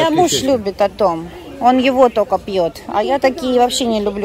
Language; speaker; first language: Russian; native; Russian